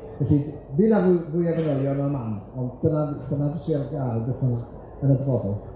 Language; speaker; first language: Welsh; non-native, fluent; Spanish